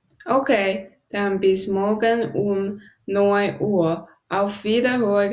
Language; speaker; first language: German; non-native, learner; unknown